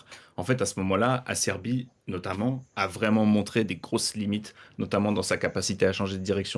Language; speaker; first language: French; native; French